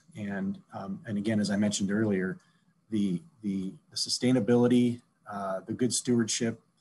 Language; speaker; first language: English; native; English